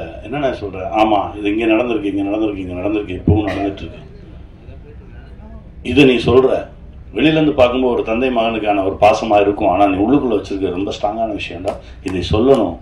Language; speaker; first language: Tamil; native; Tamil